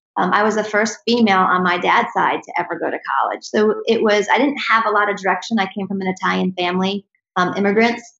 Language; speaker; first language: English; native; English